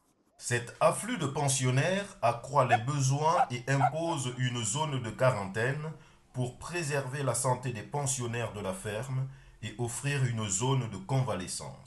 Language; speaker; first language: French; native; French